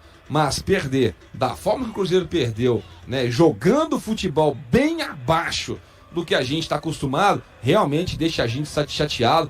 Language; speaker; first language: Portuguese; native; Portuguese